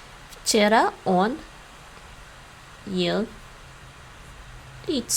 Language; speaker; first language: Russian; non-native, learner; English